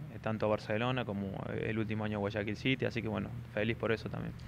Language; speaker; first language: Spanish; native; Spanish